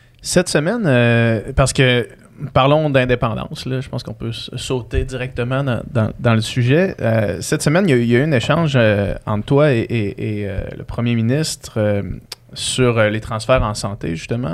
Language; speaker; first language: French; native; French